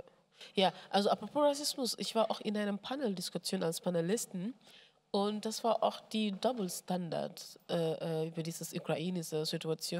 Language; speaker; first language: German; non-native, fluent; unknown